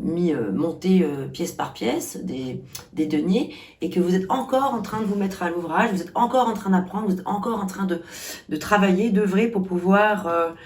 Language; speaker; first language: French; native; French